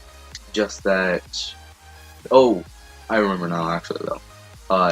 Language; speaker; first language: English; native; English